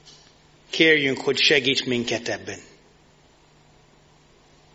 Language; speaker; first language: Hungarian; non-native, fluent; English